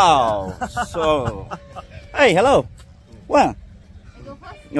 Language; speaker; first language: English; non-native, learner; Indonesian